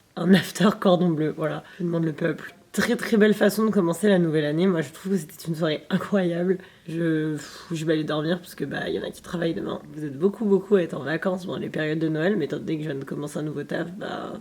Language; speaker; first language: French; native; French